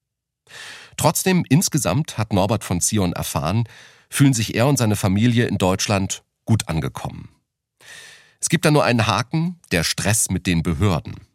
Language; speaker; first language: German; native; German